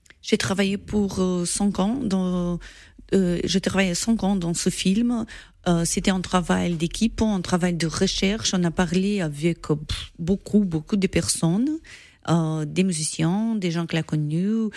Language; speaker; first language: French; non-native, learner; Portuguese